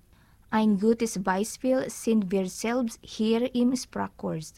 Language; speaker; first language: German; non-native, learner; Filipino